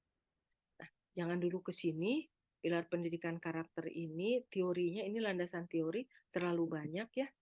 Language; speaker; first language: Indonesian; native; Indonesian